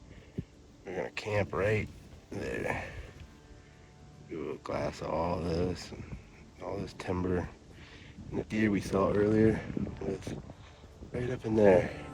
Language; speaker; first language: English; native; English